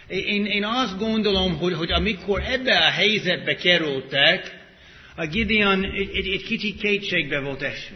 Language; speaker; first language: Hungarian; non-native, fluent; English